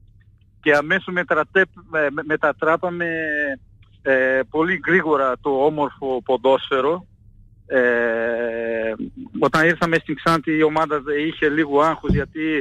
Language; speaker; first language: Greek; non-native, fluent; Portuguese